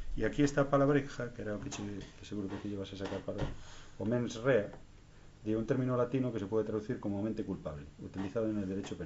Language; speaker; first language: Spanish; non-native, local second language; Galician